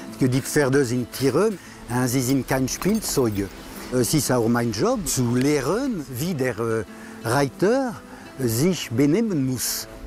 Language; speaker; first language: German; non-native, fluent; French